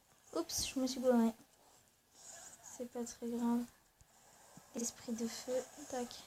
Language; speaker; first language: French; native; French